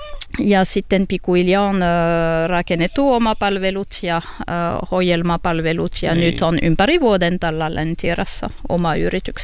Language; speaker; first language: Finnish; non-native, learner; French